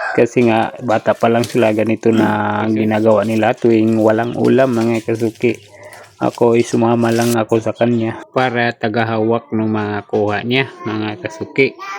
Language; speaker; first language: Filipino; non-native, local second language; Cebuano